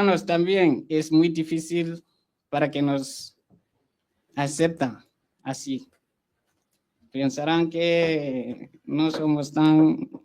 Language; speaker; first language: Spanish; non-native, fluent; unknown